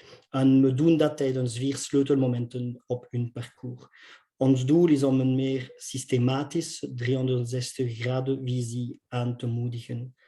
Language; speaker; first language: Dutch; non-native, local second language; French